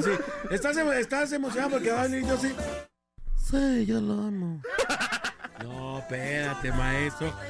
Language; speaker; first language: Spanish; native; Spanish